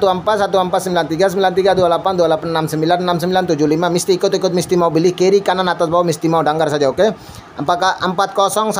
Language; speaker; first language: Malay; non-native, learner; Bangla